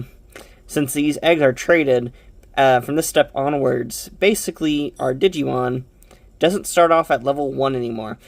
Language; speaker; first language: English; native; English